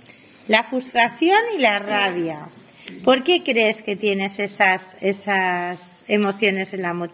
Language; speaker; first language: Spanish; native; Spanish